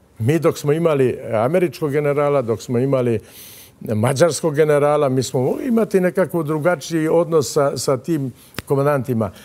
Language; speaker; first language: Bosnian; non-native, local second language; Albanian